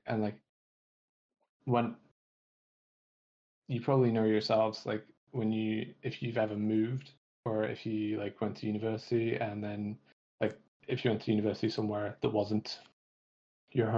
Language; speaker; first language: English; native; English